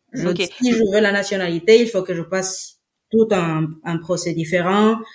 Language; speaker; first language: French; non-native, fluent; Spanish